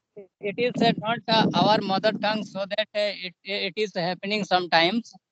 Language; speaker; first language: English; non-native, learner; Santali